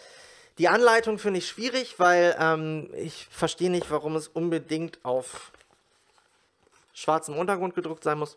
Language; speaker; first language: German; native; German